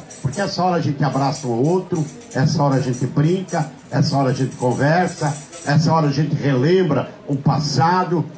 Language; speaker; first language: Portuguese; native; Portuguese